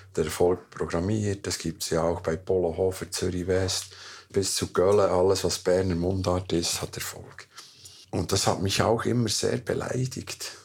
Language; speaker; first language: German; native; German